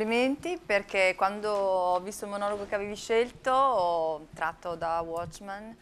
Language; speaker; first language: Italian; native; Italian